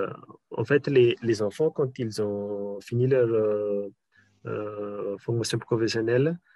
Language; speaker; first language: French; non-native, local second language; Malagasy